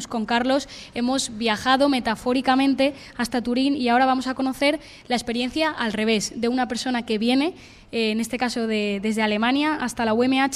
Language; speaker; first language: Spanish; native; Spanish